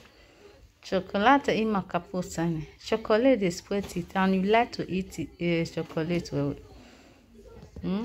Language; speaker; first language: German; non-native, learner; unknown